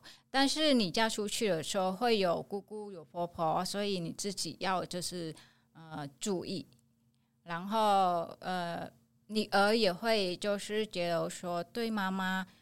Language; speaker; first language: Chinese; non-native, fluent; Vietnamese